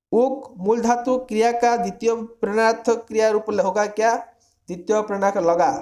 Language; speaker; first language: Hindi; non-native, local second language; Odia